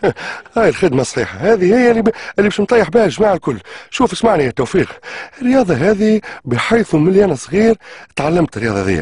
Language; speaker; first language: Arabic; native; Arabic